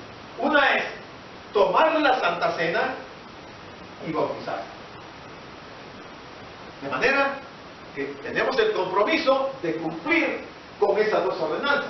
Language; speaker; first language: Spanish; native; Spanish